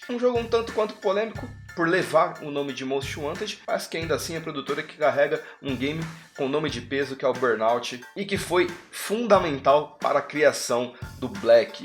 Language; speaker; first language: Portuguese; native; Portuguese